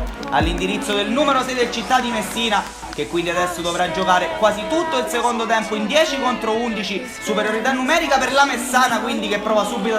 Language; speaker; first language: Italian; native; Italian